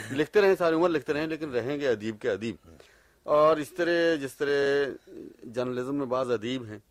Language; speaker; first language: Urdu; native; Urdu